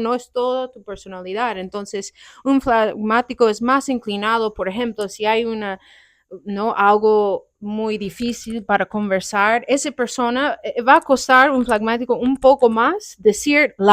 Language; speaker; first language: Spanish; non-native, fluent; English